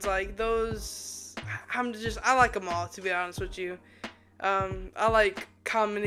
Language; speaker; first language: English; native; English